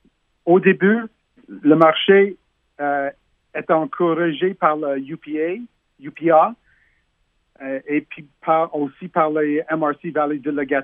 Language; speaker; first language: French; non-native, learner; English